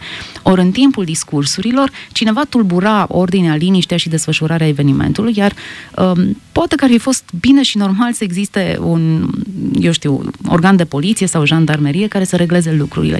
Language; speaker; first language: Romanian; native; Romanian